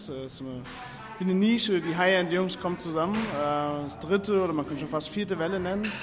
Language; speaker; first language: German; native; German